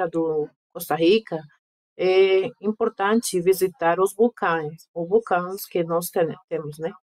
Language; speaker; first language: Portuguese; non-native, fluent; Spanish